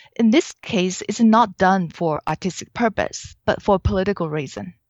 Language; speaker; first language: English; non-native, fluent; Chinese